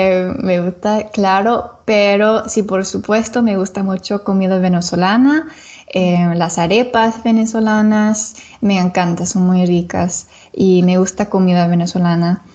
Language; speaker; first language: Spanish; non-native, learner; English